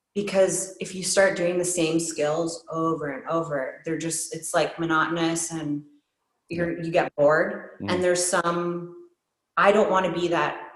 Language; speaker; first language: English; native; English